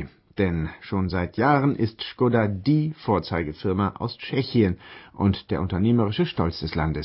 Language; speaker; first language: German; native; German